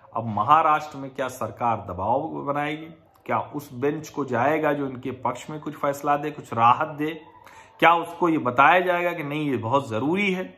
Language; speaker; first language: Hindi; native; Hindi